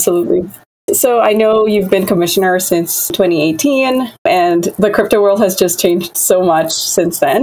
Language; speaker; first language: English; non-native, local second language; Filipino